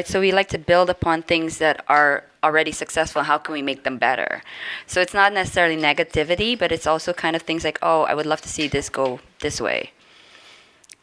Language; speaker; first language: English; non-native, fluent; Dutch